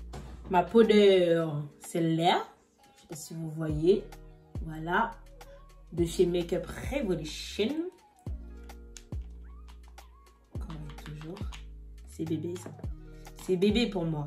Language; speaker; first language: French; native; French